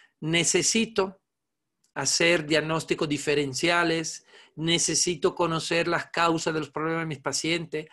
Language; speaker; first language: Spanish; non-native, fluent; Italian